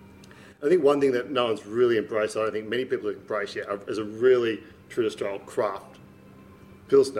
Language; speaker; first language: English; native; English